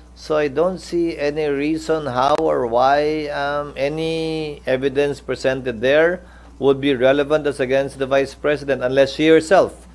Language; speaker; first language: English; non-native, local second language; Filipino